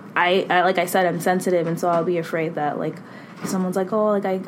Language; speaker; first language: English; native; English